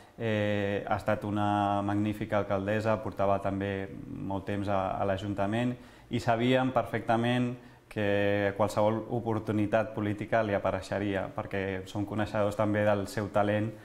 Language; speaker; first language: Catalan; non-native, local second language; Spanish